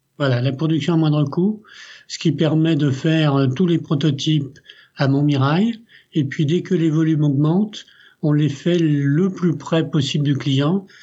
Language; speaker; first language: French; early bilingual, other home language; Italian